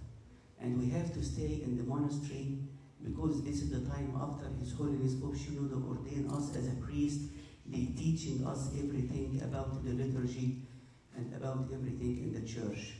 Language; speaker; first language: English; non-native, fluent; Arabic